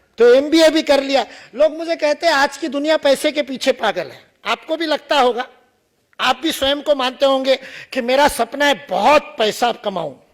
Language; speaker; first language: Hindi; non-native, local second language; Marathi